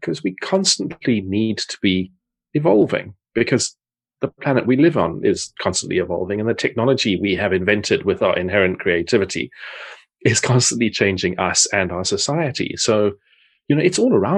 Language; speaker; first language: English; native; English